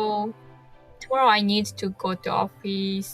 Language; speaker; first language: English; non-native, learner; Japanese